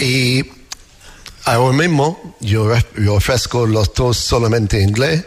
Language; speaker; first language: Spanish; non-native, learner; English